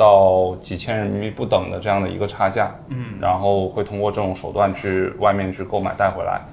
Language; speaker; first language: Chinese; native; Chinese